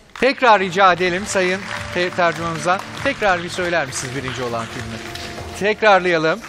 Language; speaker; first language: Turkish; native; Turkish